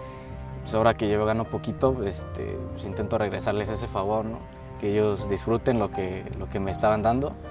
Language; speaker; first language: Spanish; native; Spanish